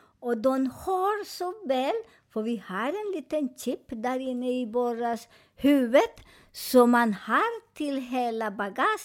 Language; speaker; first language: Swedish; non-native, fluent; Spanish